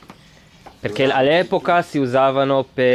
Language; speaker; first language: Italian; non-native, fluent; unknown